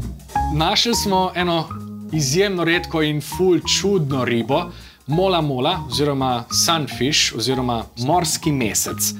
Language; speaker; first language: Slovenian; native; Slovenian